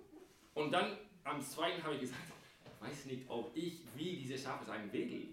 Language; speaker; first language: German; non-native, fluent; English